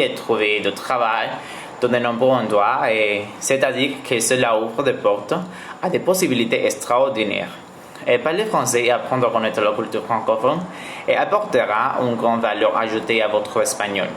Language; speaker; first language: French; non-native, learner; Spanish